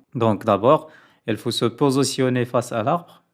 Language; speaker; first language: French; non-native, local second language; Arabic